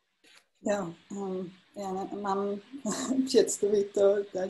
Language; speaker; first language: Czech; non-native, fluent; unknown